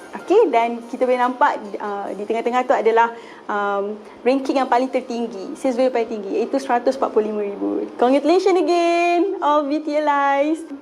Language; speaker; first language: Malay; native; Malay